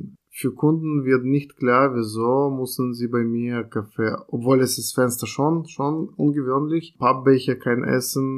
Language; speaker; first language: German; non-native, fluent; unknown